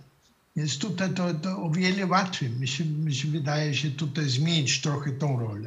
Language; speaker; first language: Polish; non-native, fluent; German